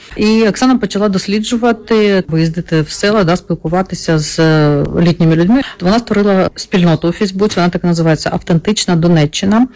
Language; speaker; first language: Ukrainian; non-native, local second language; Russian